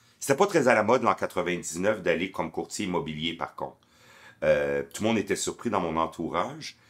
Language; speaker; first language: French; native; French